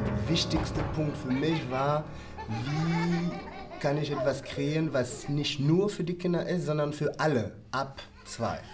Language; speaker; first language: German; non-native, fluent; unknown